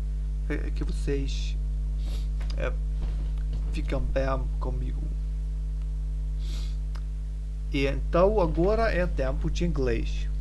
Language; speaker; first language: Portuguese; non-native, learner; German